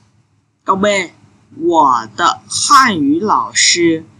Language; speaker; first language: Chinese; non-native, fluent; Vietnamese